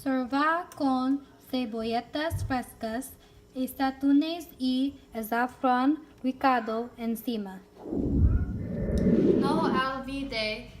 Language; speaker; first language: Spanish; non-native, learner; English